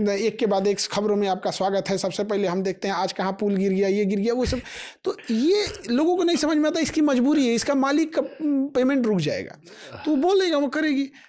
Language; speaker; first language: Hindi; native; Hindi